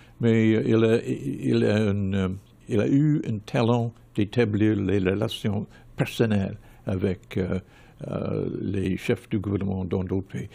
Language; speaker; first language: French; non-native, fluent; English